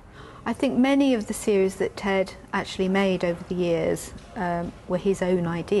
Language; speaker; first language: English; native; English